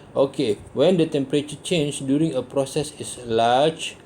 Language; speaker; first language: English; non-native, local second language; Malay